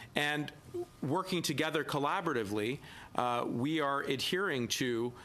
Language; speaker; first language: English; native; English